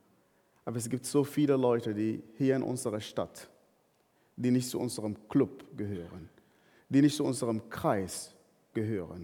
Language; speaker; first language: German; non-native, fluent; Arabic